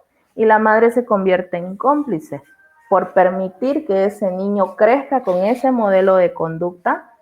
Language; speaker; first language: Spanish; native; Spanish